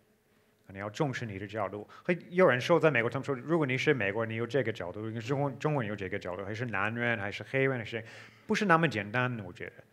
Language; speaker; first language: Chinese; non-native, fluent; English